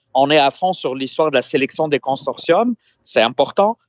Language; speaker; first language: French; non-native, local second language; Arabic